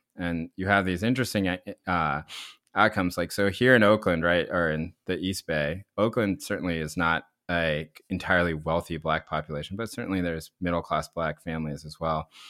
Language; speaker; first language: English; early bilingual, other home language; Korean